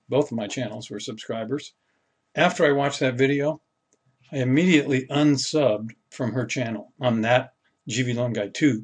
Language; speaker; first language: English; native; English